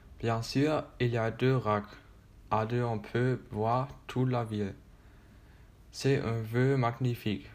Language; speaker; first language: French; non-native, learner; German